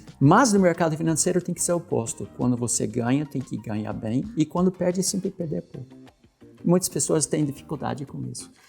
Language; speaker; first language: Portuguese; non-native, fluent; English